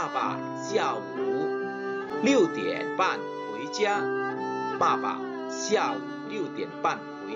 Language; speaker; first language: Chinese; non-native, fluent; Indonesian